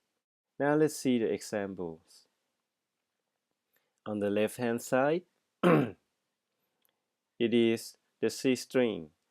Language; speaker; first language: English; non-native, fluent; Thai